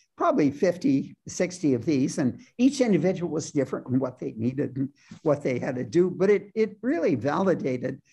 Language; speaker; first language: English; native; English